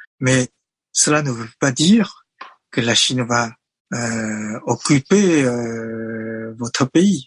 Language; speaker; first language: French; non-native, fluent; Chinese